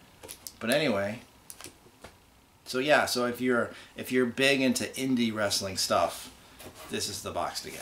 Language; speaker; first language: English; native; English